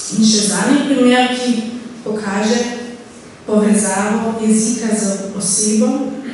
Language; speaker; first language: Slovenian; non-native, local second language; German